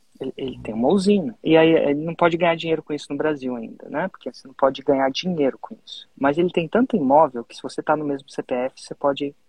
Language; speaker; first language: Portuguese; native; Portuguese